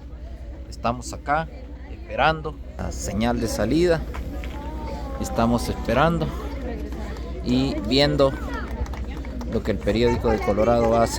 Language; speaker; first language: Spanish; native; Spanish